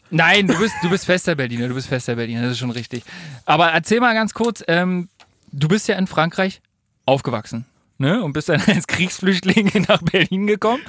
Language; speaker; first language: German; native; German